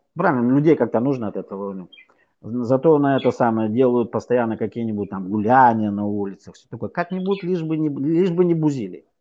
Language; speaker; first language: Russian; native; Russian